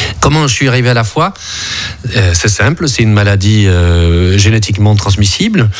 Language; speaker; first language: French; early bilingual, other home language; Spanish